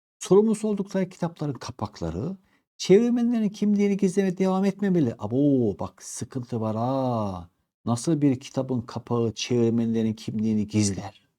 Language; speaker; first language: Turkish; native; Turkish